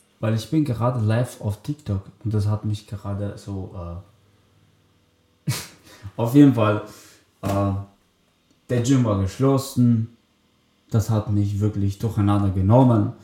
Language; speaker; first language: German; early bilingual, other home language; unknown